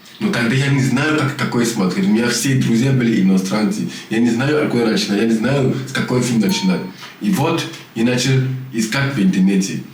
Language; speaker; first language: Russian; non-native, learner; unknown